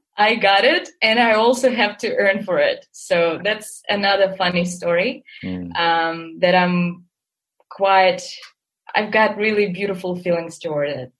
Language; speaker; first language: English; non-native, fluent; Russian